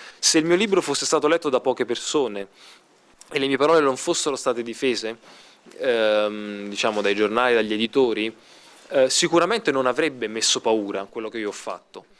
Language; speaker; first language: Italian; native; Italian